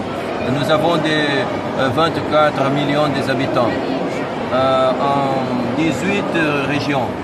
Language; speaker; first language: French; non-native, fluent; Portuguese